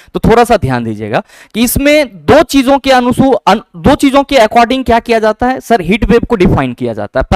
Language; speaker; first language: Hindi; native; Hindi